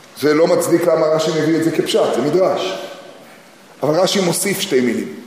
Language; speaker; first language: Hebrew; native; Hebrew